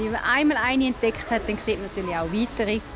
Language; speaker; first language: German; native; German